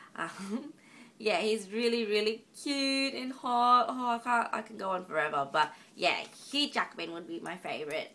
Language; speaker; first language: English; native; English